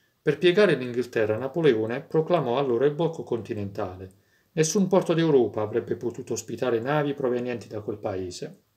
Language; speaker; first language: Italian; native; Italian